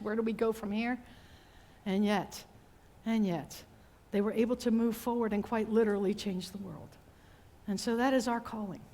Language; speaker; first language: English; native; English